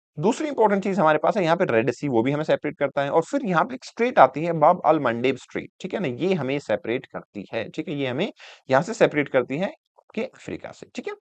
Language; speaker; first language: Hindi; native; Hindi